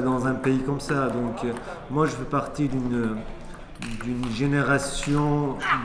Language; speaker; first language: French; early bilingual, other home language; Persian